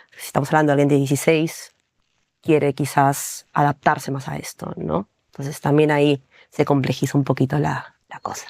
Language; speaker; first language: Spanish; native; Spanish